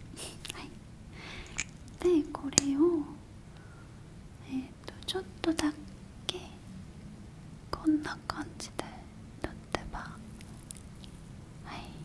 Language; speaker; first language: Japanese; non-native, learner; Korean